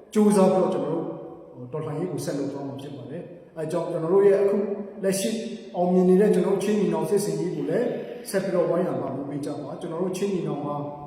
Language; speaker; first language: Burmese; non-native, local second language; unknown